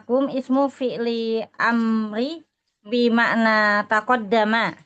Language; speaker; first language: Arabic; non-native, learner; Indonesian